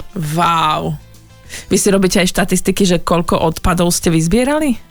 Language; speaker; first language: Slovak; native; Slovak